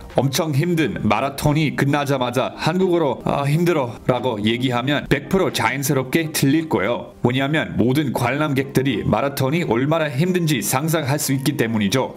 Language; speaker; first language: Korean; non-native, fluent; English